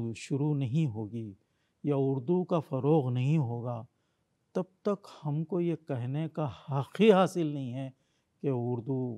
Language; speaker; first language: Urdu; native; Urdu